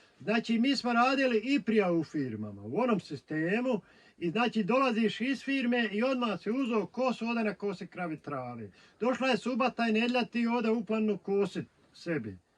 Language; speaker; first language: Bosnian; native; Bosnian